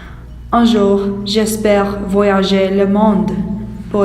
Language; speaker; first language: French; non-native, learner; English